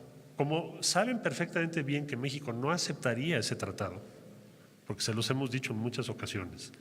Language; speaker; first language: Spanish; native; Spanish